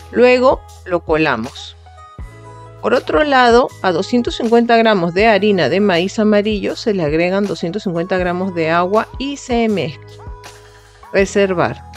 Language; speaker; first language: Spanish; native; Spanish